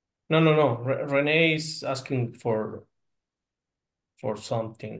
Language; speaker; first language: English; non-native, learner; Spanish